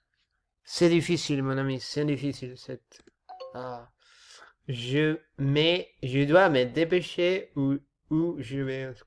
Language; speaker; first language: French; non-native, learner; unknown